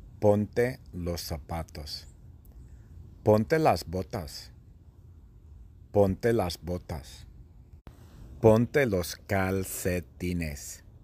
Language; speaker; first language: Spanish; non-native, fluent; English